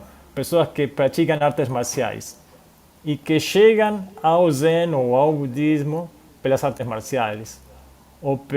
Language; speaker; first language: Portuguese; non-native, fluent; Spanish